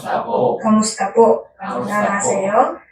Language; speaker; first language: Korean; non-native, local second language; Filipino